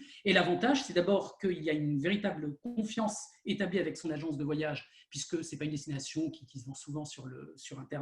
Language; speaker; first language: French; native; French